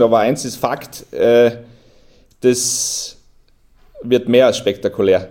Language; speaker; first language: German; native; German